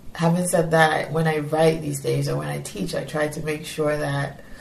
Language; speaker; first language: English; non-native, local second language; Yoruba